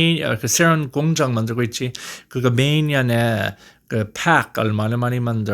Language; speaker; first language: Korean; non-native, learner; English